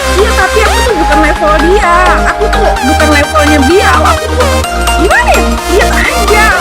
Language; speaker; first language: Indonesian; native; Indonesian